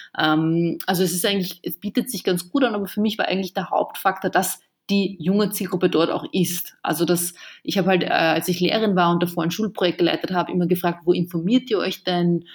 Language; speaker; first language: German; early bilingual, other home language; Bosnian